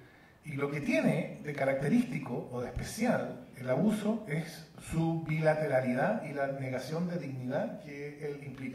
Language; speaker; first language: Spanish; native; Spanish